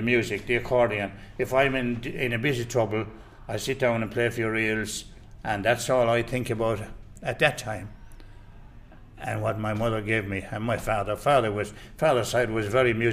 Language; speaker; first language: English; native; English